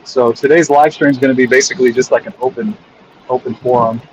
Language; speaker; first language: English; native; English